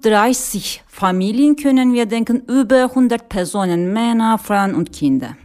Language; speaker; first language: German; non-native, learner; Turkish